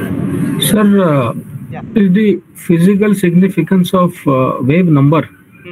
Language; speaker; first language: English; non-native, learner; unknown